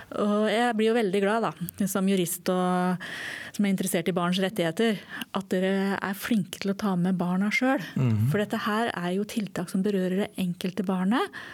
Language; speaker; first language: Norwegian; native; Norwegian